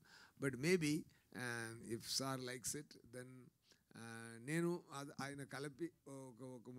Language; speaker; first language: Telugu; non-native, learner; Tamil